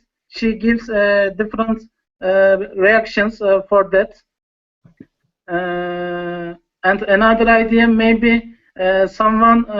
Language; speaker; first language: English; non-native, learner; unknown